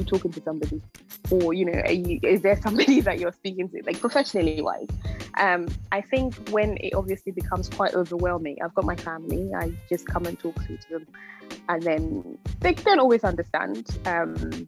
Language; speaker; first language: English; non-native, local second language; Akan